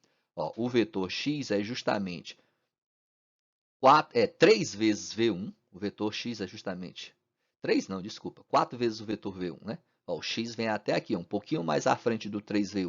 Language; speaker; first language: Portuguese; native; Portuguese